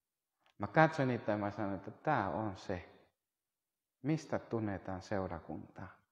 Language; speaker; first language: Finnish; non-native, fluent; Spanish